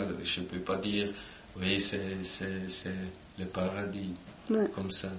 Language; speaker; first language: French; non-native, local second language; German